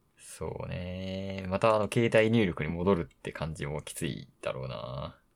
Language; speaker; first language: Japanese; native; Japanese